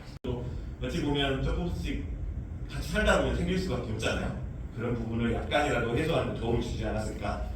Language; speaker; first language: Korean; native; Korean